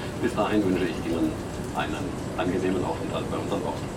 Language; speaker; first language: German; native; German